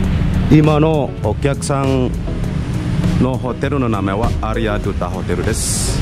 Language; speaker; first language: Japanese; non-native, fluent; Indonesian